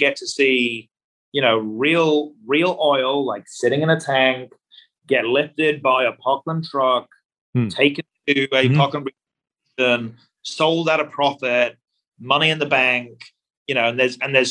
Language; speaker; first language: English; native; English